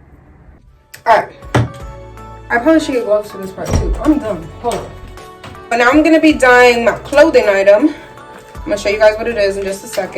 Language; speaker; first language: English; native; English